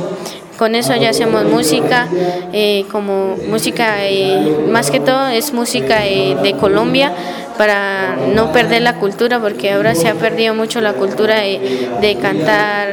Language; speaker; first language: Spanish; native; Spanish